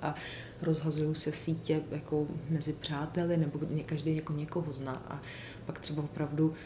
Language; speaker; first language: Czech; native; Czech